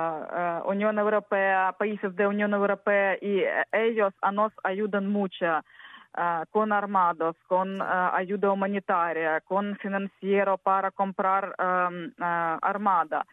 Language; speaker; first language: Spanish; non-native, learner; Ukrainian